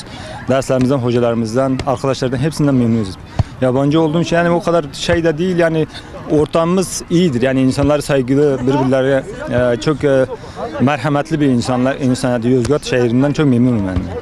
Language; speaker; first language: Turkish; non-native, fluent; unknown